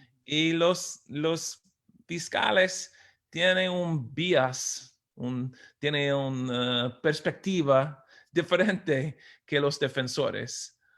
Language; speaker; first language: Spanish; non-native, fluent; English